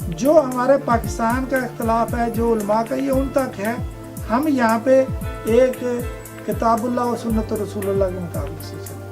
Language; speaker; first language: Urdu; non-native, local second language; Punjabi